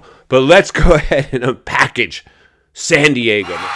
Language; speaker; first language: English; native; English